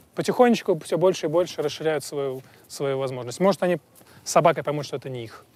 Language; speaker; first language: Russian; native; Russian